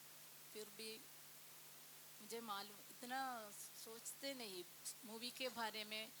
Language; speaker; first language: Hindi; non-native, local second language; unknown